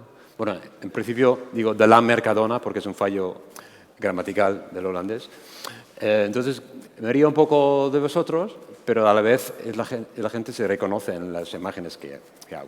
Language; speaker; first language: Spanish; non-native, fluent; Dutch